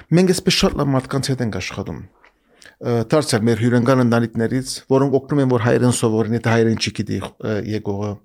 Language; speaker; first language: Armenian; early bilingual, heritage; Armenian